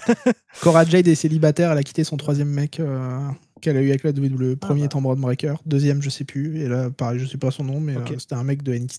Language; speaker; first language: French; native; French